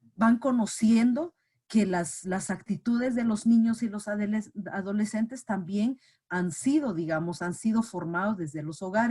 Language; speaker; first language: Spanish; native; Spanish